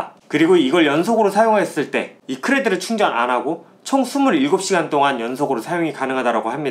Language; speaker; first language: Korean; native; Korean